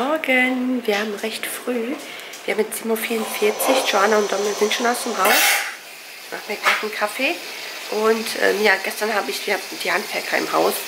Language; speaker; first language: German; native; German